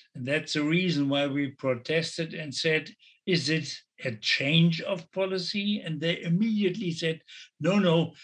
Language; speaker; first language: English; non-native, fluent; German